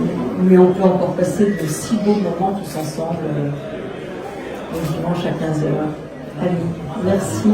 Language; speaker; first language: French; native; French